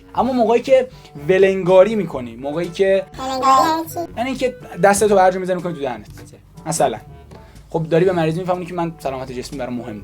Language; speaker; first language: Persian; native; Persian